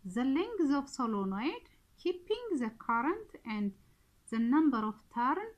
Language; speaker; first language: English; non-native, local second language; Amharic